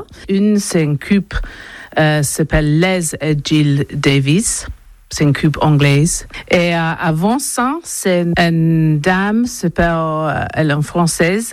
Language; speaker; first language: French; non-native, learner; English